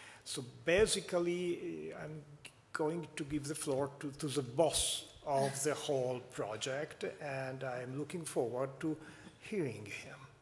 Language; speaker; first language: English; non-native, fluent; Italian